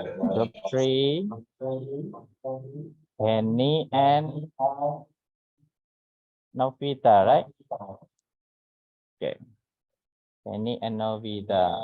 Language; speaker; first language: English; non-native, fluent; Indonesian